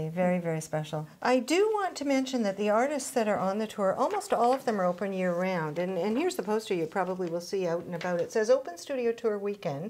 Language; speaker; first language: English; native; English